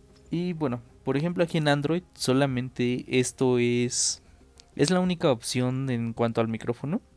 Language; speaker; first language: Spanish; native; Spanish